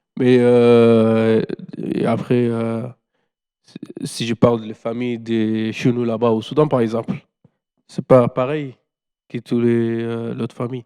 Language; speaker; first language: French; non-native, learner; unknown